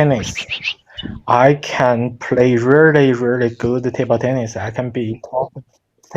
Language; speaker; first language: English; non-native, learner; Chinese